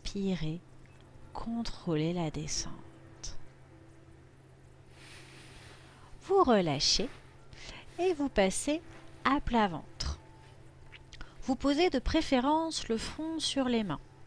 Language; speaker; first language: French; native; French